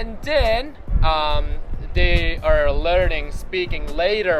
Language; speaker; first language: English; non-native, fluent; Japanese